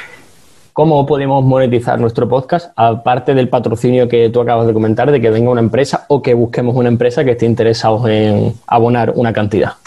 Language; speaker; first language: Spanish; native; Spanish